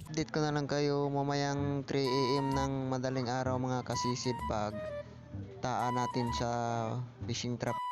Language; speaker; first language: Filipino; non-native, local second language; Cebuano